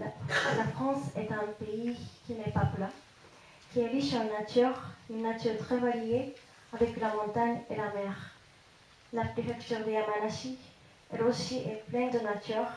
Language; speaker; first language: French; non-native, fluent; Japanese